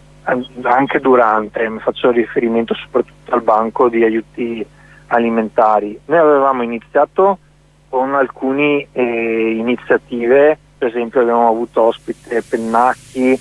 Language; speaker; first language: Italian; native; Italian